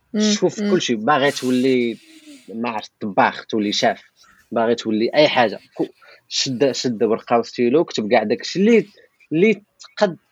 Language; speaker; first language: Arabic; non-native, local second language; Tachelhit